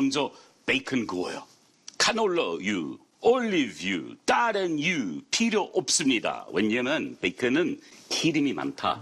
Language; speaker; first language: Korean; non-native, fluent; English